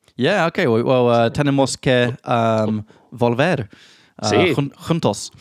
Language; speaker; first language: English; native; English